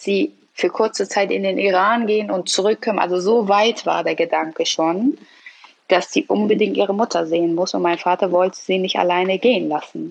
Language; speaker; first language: German; early bilingual, other home language; Persian